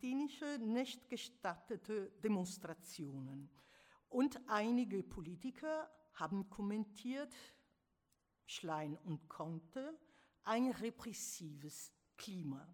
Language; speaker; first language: German; non-native, fluent; Italian